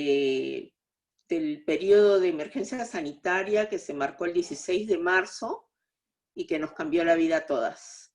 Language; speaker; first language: Spanish; native; Spanish